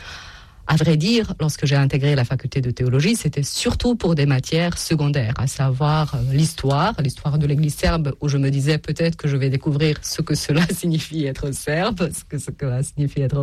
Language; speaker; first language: French; non-native, fluent; Serbian